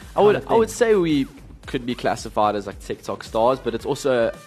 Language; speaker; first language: English; native; English